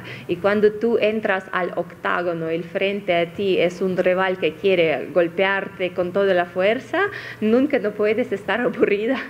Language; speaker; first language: Spanish; non-native, fluent; Russian